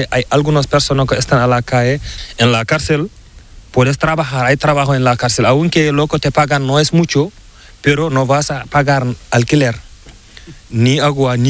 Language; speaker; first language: Spanish; non-native, learner; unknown